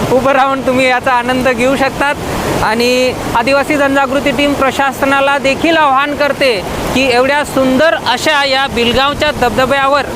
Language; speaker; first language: Marathi; non-native, local second language; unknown